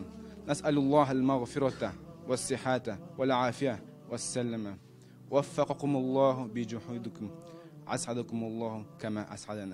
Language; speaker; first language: Arabic; non-native, learner; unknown